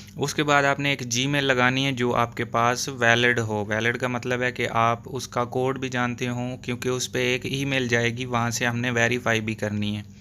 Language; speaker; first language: Urdu; non-native, local second language; Punjabi